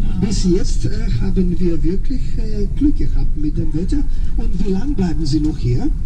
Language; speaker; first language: German; non-native, fluent; Croatian